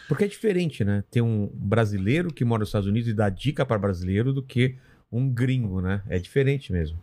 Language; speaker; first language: Portuguese; native; Portuguese